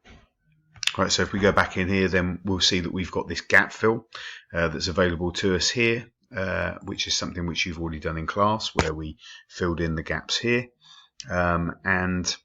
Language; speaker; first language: English; native; English